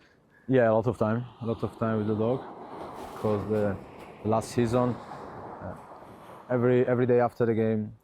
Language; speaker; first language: English; non-native, learner; Italian